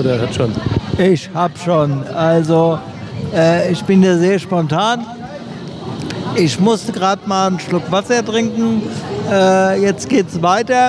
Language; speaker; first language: German; native; German